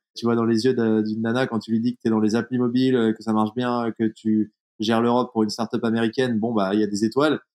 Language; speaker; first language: French; native; French